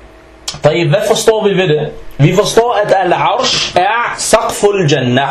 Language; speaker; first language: Danish; early bilingual, other home language; Arabic